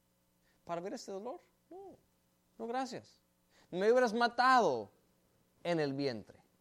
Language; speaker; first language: Spanish; native; Spanish